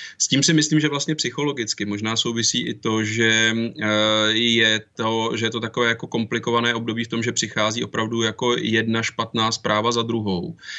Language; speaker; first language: Czech; native; Czech